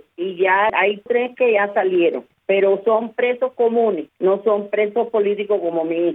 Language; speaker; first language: Spanish; native; Spanish